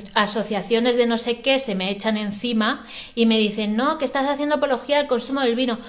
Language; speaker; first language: Spanish; non-native, local second language; Catalan